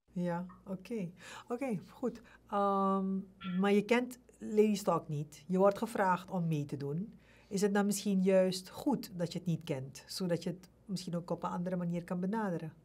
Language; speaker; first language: Dutch; native; Dutch